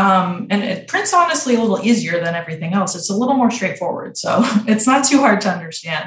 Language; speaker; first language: English; native; English